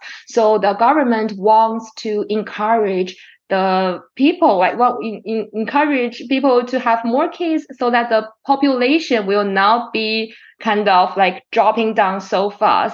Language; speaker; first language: English; non-native, fluent; Chinese